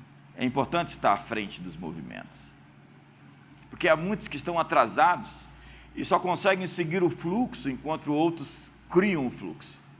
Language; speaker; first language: Portuguese; native; Portuguese